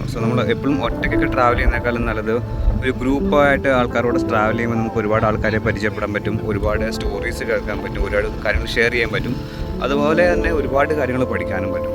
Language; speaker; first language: Malayalam; native; Malayalam